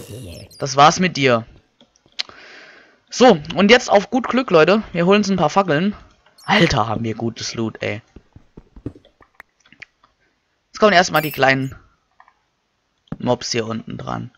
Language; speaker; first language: German; native; German